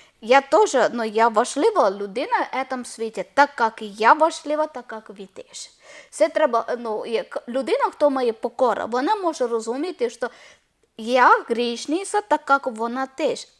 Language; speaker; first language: Ukrainian; non-native, learner; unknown